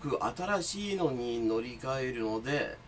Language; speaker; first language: Japanese; non-native, fluent; English